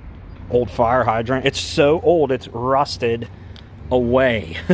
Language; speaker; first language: English; native; English